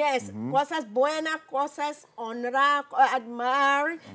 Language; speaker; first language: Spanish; non-native, learner; English